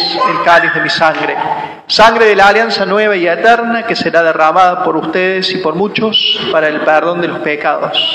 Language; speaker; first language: Spanish; native; Spanish